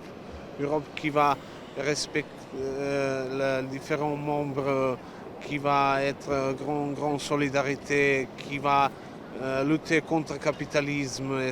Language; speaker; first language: French; non-native, learner; Serbian